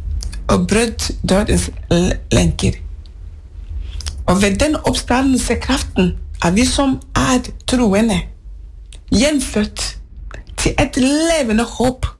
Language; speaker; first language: Norwegian; non-native, fluent; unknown